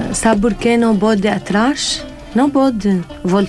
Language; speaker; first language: Portuguese; non-native, learner; Arabic